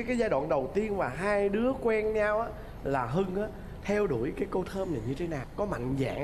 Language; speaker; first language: Vietnamese; native; Vietnamese